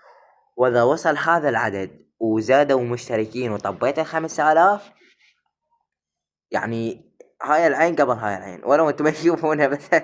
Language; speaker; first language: Arabic; native; Arabic